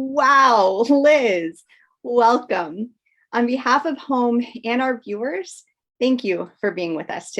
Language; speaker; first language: English; native; English